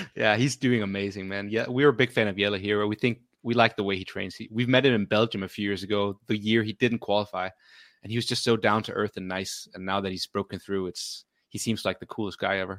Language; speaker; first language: English; non-native, fluent; Danish